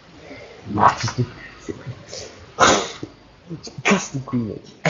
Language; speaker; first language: French; native; French